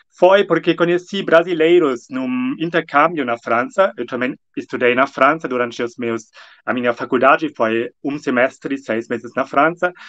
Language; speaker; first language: Portuguese; non-native, fluent; German